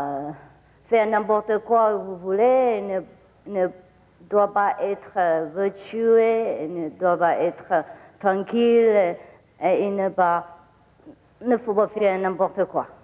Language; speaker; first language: French; non-native, learner; Vietnamese